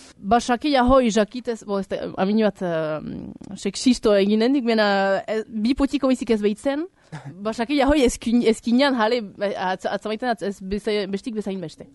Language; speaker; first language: Basque; native; Basque